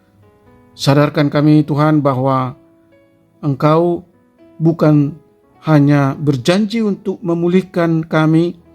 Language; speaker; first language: Indonesian; native; Indonesian